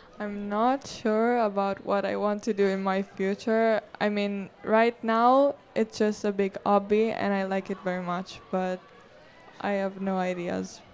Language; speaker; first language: English; non-native, fluent; Italian